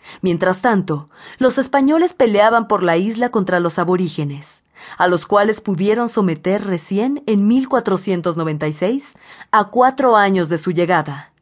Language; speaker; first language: Spanish; native; Spanish